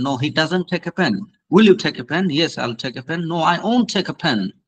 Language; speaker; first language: English; non-native, fluent; Bangla